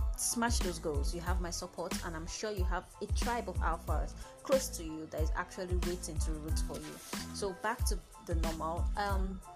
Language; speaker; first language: English; non-native, local second language; Yoruba